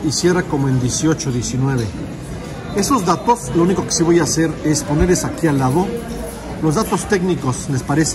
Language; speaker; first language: Spanish; native; Spanish